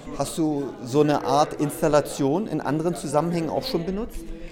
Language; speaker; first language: German; native; German